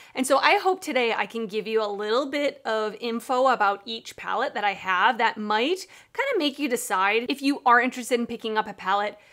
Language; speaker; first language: English; native; English